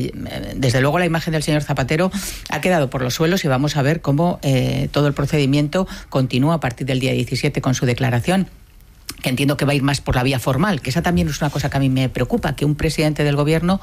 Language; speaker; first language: Spanish; native; Spanish